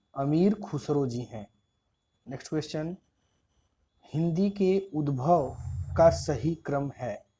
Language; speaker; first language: Hindi; native; Hindi